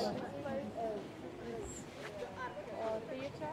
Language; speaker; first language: English; non-native, learner; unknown